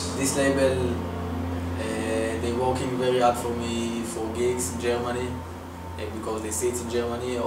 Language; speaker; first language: English; non-native, learner; Hebrew